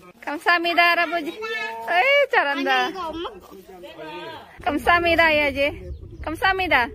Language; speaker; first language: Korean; non-native, learner; Filipino